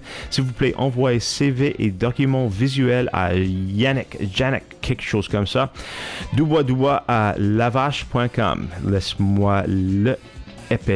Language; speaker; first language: French; non-native, fluent; English